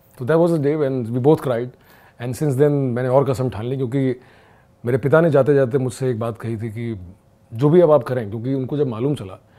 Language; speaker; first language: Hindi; native; Hindi